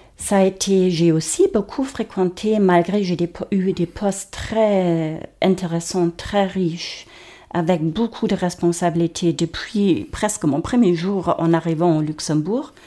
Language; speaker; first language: French; non-native, fluent; German